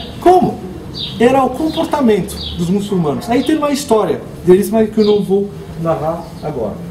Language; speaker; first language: Portuguese; non-native, fluent; Arabic